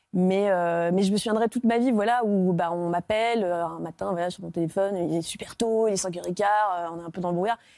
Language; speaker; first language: French; native; French